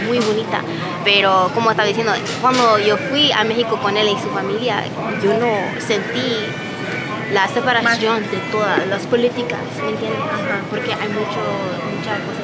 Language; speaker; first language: Spanish; non-native, learner; English